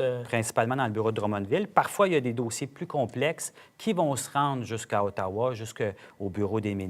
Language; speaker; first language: French; native; French